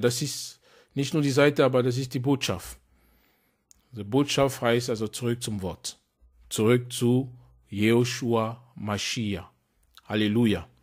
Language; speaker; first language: German; non-native, fluent; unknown